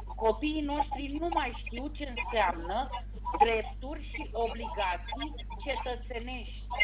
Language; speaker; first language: Romanian; native; Romanian